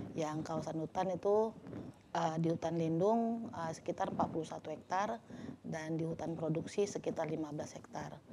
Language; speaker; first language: Indonesian; native; Indonesian